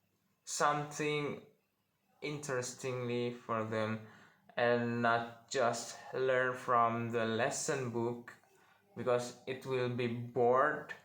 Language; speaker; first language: English; non-native, learner; Indonesian